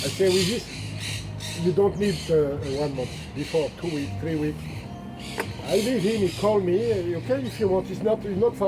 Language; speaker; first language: English; non-native, learner; French